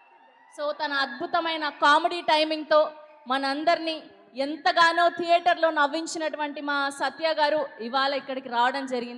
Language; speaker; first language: Telugu; native; Telugu